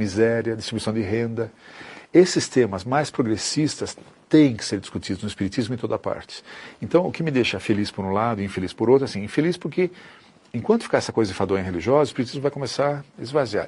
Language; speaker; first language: Portuguese; native; Portuguese